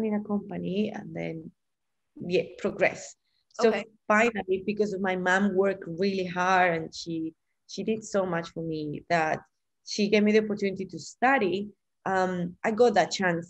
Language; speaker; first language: English; non-native, fluent; Spanish